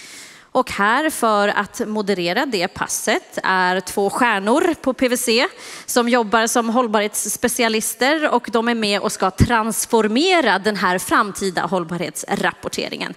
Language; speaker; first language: Swedish; native; Swedish